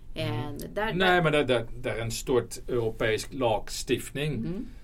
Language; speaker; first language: Swedish; non-native, fluent; Dutch